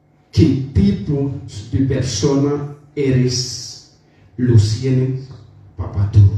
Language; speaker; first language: Spanish; non-native, fluent; Haitian Creole